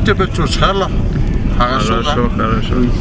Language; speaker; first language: Russian; non-native, learner; Georgian